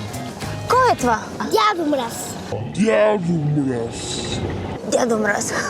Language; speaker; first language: Russian; native; Russian